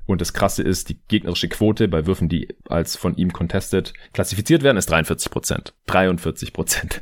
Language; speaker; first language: German; native; German